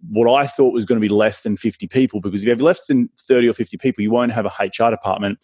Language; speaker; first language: English; native; English